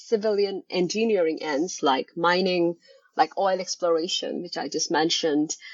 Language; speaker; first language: English; non-native, local second language; Bangla